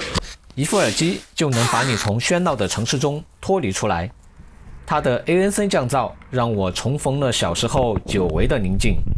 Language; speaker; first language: Chinese; native; Chinese